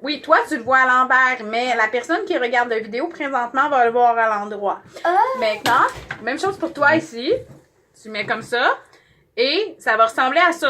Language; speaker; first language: French; native; French